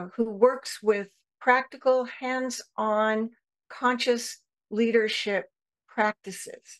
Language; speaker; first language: English; native; English